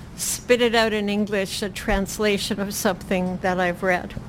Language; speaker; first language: English; native; English